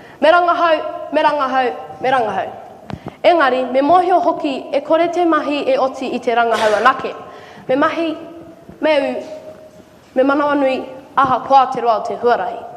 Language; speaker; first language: Māori; native; Māori